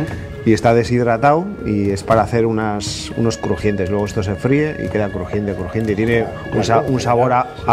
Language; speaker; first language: Spanish; native; Spanish